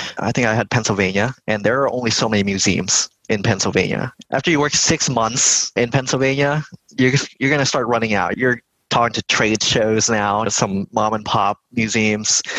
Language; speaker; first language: English; early bilingual, other home language; Vietnamese